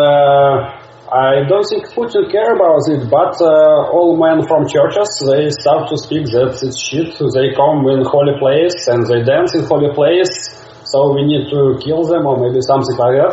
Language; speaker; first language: English; non-native, learner; Russian